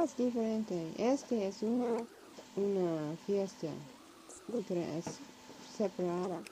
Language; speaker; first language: Spanish; non-native, learner; English